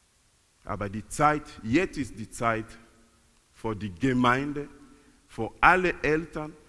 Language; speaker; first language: German; non-native, learner; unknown